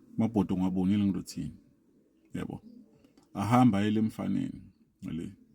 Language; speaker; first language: Zulu; non-native, local second language; Swati